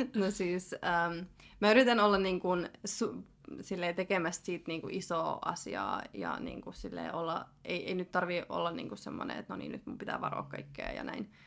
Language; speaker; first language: Finnish; early bilingual, other home language; Russian